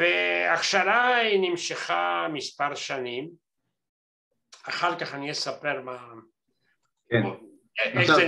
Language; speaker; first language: Hebrew; non-native, fluent; Spanish